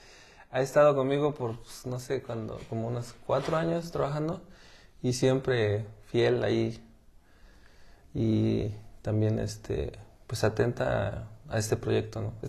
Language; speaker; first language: Spanish; native; Spanish